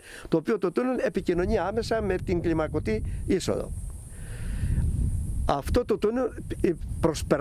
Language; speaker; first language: Greek; native; Greek